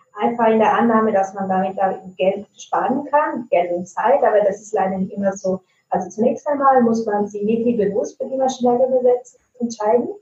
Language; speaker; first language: German; non-native, fluent; Italian